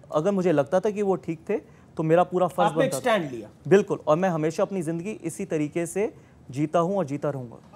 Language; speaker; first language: Hindi; native; Hindi